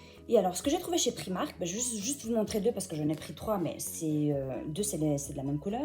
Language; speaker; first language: French; native; French